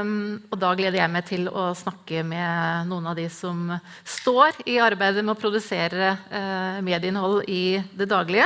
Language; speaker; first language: Norwegian; native; Norwegian